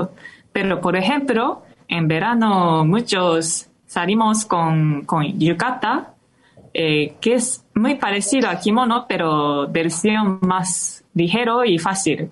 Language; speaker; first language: Spanish; non-native, fluent; Japanese